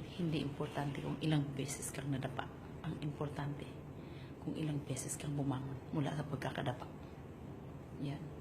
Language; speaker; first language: Filipino; non-native, local second language; Cebuano